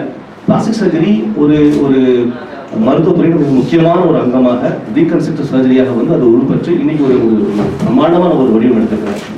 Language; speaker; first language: Tamil; native; Tamil